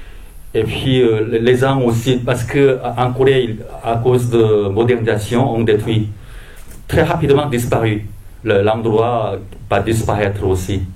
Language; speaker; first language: French; non-native, fluent; Korean